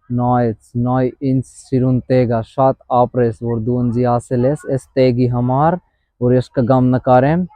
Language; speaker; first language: Armenian; non-native, learner; Hindi